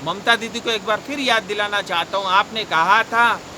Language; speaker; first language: Hindi; non-native, local second language; Nepali